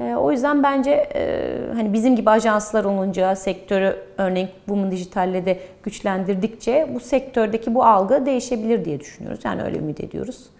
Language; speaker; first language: Turkish; early bilingual, heritage; Turkish